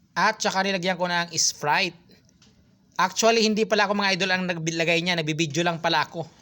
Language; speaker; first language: Filipino; non-native, local second language; Cebuano